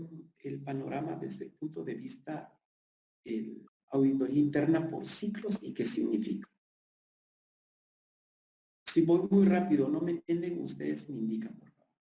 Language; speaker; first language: Spanish; native; Spanish